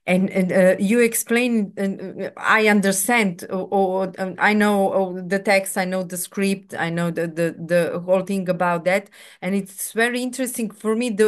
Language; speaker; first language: English; non-native, fluent; Serbian